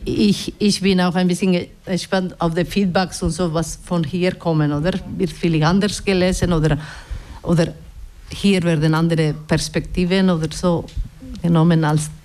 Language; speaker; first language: German; non-native, learner; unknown